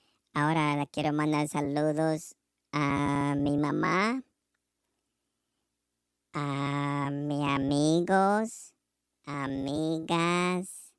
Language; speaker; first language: Spanish; non-native, learner; English